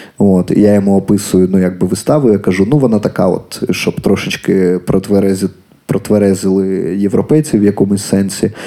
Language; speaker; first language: Ukrainian; native; Ukrainian